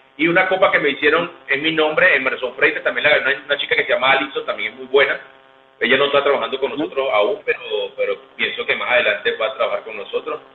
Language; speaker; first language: Spanish; native; Spanish